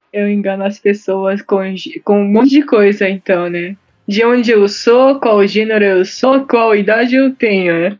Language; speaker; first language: Portuguese; early bilingual, other home language; Japanese